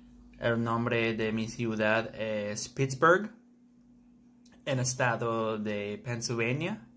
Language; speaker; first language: Spanish; non-native, learner; English